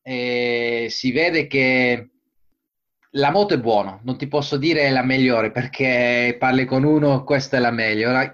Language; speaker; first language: Italian; non-native, fluent; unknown